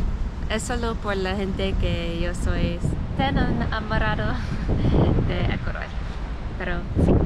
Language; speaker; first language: Spanish; non-native, learner; English